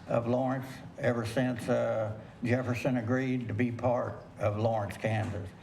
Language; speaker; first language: English; native; English